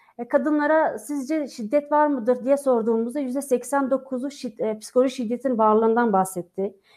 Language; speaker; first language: Turkish; non-native, local second language; Kurdish